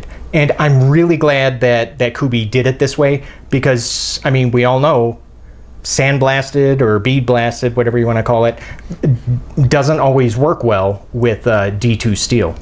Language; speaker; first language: English; native; English